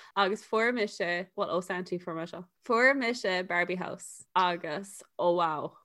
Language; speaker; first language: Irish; non-native, local second language; English